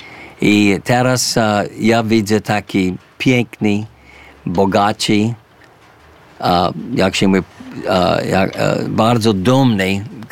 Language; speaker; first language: Polish; early bilingual, heritage; English